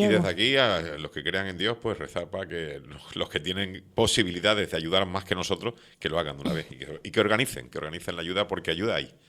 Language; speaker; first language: Spanish; native; Spanish